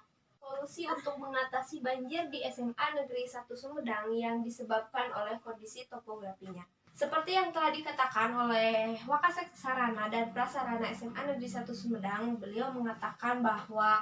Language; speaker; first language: Indonesian; native; Indonesian